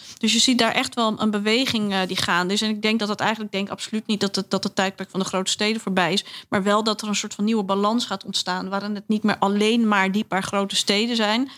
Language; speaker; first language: Dutch; native; Dutch